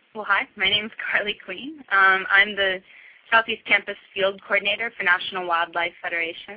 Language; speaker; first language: English; native; English